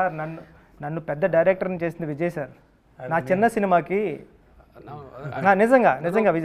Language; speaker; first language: Telugu; native; Telugu